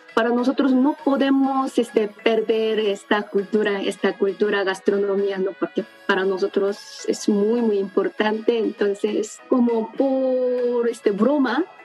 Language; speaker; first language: Spanish; non-native, learner; Korean